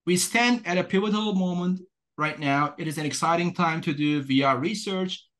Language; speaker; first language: English; non-native, fluent; Turkish